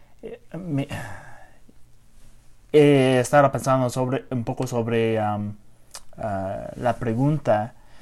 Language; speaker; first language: Spanish; non-native, learner; English